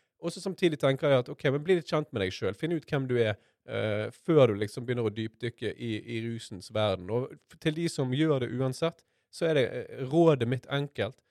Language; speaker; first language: Norwegian; native; Norwegian